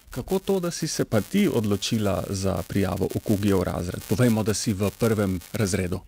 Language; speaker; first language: Slovenian; native; Slovenian